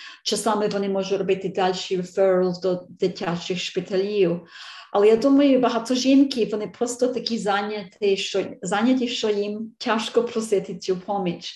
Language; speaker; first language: Ukrainian; early bilingual, heritage; Ukrainian